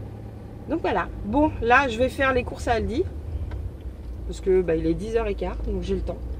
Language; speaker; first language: French; native; French